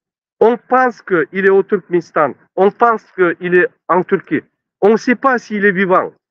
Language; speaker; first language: French; non-native, learner; Turkmen